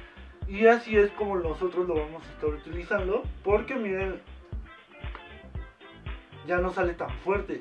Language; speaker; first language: Spanish; native; Spanish